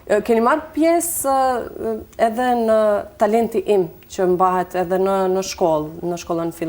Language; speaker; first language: Albanian; native; Albanian